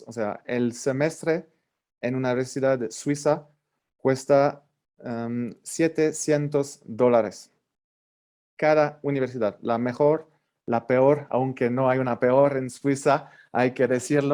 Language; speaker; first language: Spanish; non-native, fluent; French